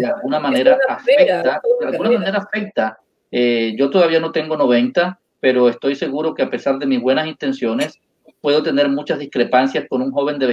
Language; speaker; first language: Spanish; native; Spanish